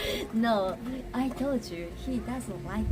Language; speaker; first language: English; non-native, learner; Japanese